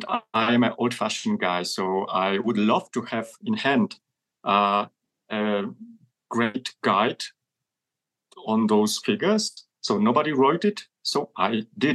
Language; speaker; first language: English; non-native, fluent; Polish